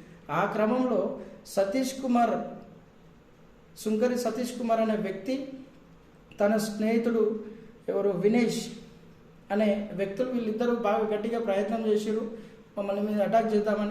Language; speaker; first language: Telugu; native; Telugu